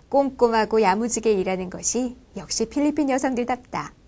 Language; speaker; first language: Korean; native; Korean